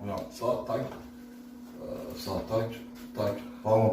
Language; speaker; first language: French; native; French